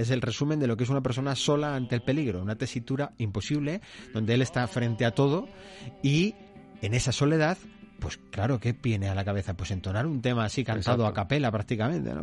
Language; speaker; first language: Spanish; native; Spanish